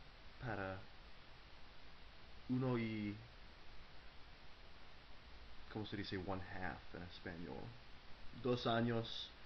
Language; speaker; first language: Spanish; non-native, learner; English